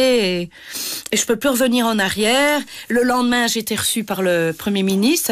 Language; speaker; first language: French; native; French